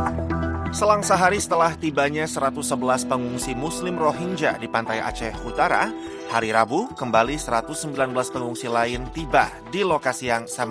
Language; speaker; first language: Indonesian; native; Indonesian